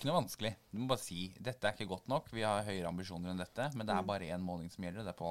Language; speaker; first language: Norwegian; native; Norwegian